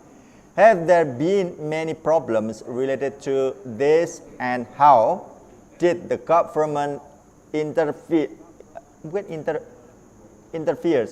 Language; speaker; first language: English; non-native, learner; Indonesian